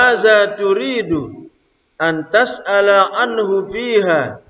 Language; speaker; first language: Arabic; non-native, fluent; Indonesian